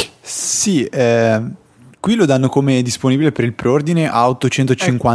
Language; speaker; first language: Italian; native; Italian